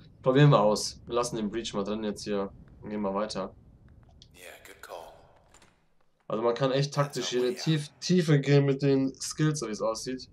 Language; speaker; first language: German; native; German